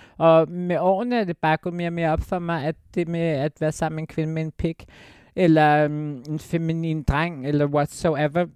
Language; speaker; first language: Danish; native; Danish